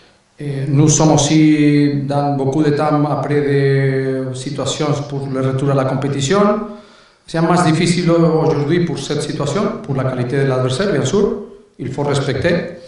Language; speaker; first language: French; non-native, learner; Spanish